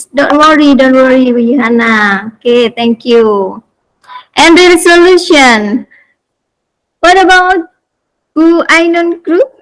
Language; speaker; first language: English; non-native, learner; Indonesian